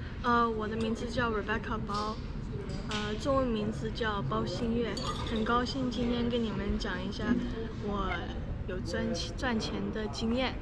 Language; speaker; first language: Chinese; early bilingual, other home language; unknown